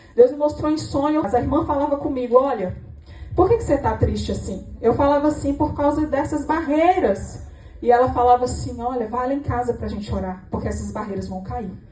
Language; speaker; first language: Portuguese; native; Portuguese